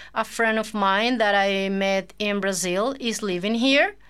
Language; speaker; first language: English; non-native, fluent; Spanish